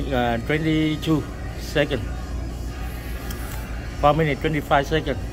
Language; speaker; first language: English; non-native, learner; Vietnamese